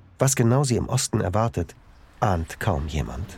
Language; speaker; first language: German; native; German